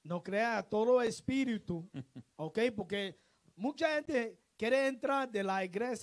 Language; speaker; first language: Spanish; non-native, learner; English